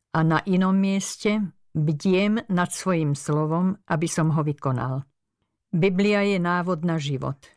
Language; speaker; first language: Slovak; early bilingual, other home language; Hungarian